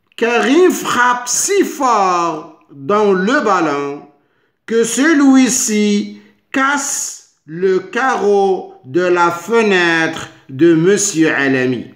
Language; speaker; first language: French; non-native, local second language; Arabic